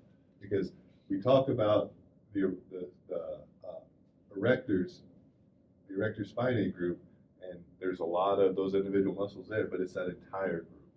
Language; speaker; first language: English; native; English